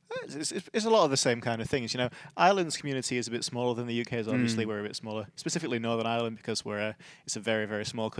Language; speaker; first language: English; native; English